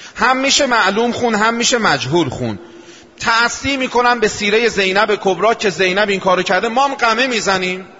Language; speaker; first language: Persian; non-native, local second language; Azerbaijani